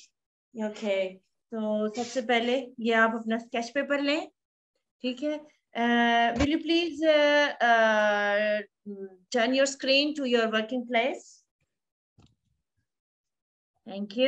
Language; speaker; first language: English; non-native, fluent; Hindi